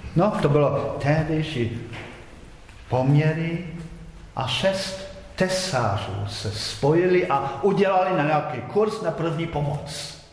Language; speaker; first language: Czech; non-native, fluent; German